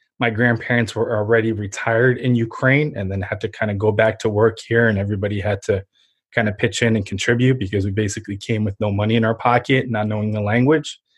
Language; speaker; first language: English; early bilingual, other home language; Ukrainian